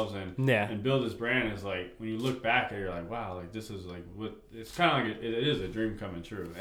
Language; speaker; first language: English; native; English